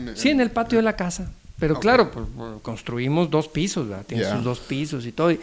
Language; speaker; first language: Spanish; native; Spanish